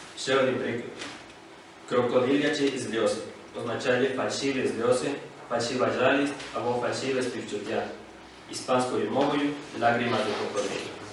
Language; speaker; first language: Ukrainian; non-native, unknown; Spanish